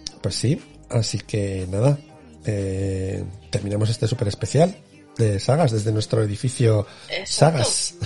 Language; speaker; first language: Spanish; native; Spanish